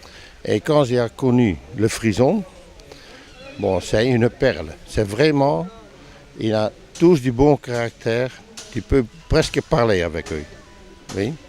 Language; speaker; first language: French; non-native, fluent; Dutch